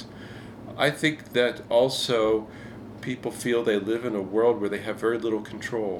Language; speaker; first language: English; native; English